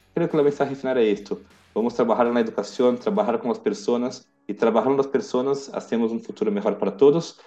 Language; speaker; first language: Spanish; non-native, learner; Portuguese